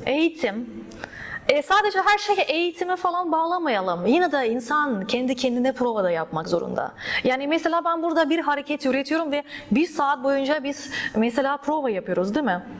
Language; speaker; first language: Turkish; early bilingual, other home language; Russian